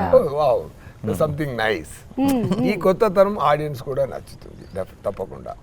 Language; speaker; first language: Telugu; non-native, fluent; Tamil